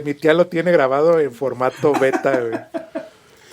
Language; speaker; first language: Spanish; native; Spanish